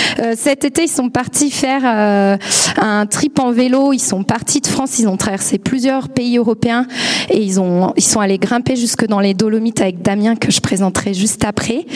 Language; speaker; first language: French; native; French